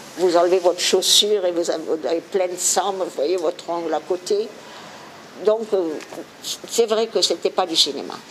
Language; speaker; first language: French; non-native, fluent; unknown